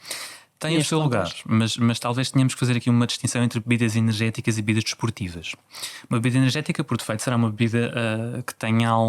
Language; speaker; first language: Portuguese; native; Portuguese